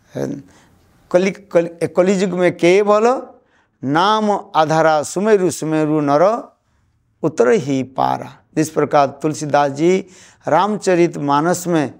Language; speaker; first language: Hindi; non-native, local second language; Bangla